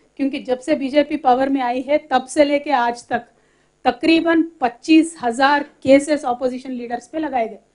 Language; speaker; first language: Hindi; non-native, local second language; Telugu